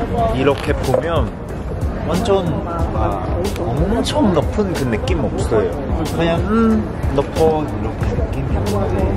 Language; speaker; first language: Korean; non-native, learner; Cantonese